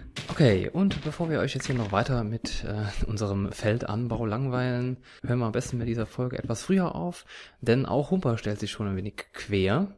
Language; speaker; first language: German; native; German